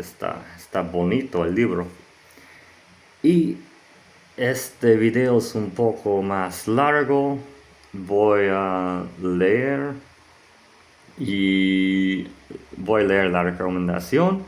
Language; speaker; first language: Spanish; non-native, learner; English